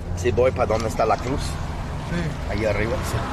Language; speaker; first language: Spanish; non-native, learner; English